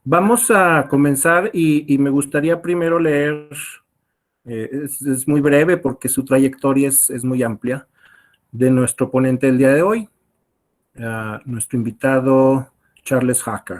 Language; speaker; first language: Spanish; native; Spanish